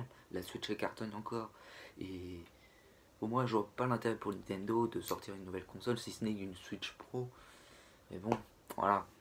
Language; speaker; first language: French; native; French